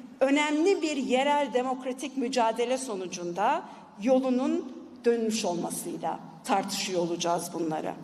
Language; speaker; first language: Turkish; native; Turkish